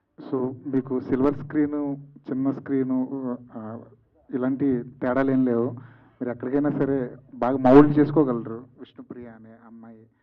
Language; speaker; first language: Telugu; native; Telugu